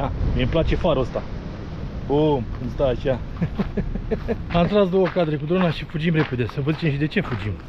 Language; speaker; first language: Romanian; native; Romanian